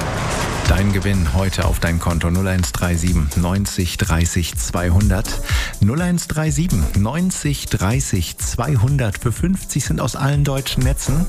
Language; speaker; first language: German; native; German